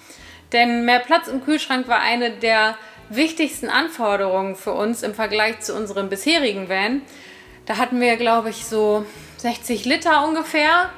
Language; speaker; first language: German; native; German